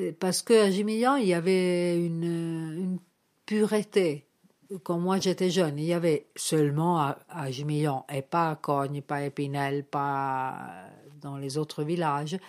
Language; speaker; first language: French; non-native, fluent; Italian